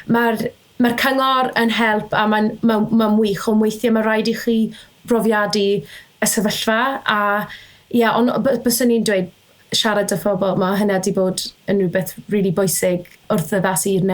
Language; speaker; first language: Welsh; native; Welsh